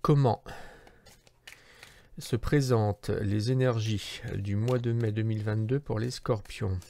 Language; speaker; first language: French; native; French